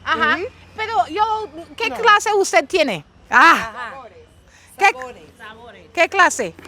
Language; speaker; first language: Spanish; non-native, learner; English